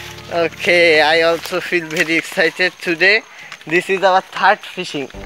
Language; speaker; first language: English; non-native, local second language; Bangla